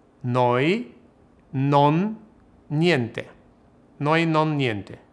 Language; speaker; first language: Italian; non-native, fluent; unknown